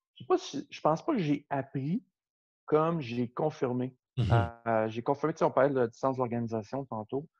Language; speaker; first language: French; native; French